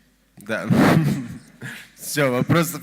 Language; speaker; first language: Russian; native; Russian